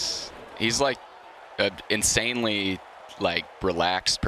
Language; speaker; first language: English; native; English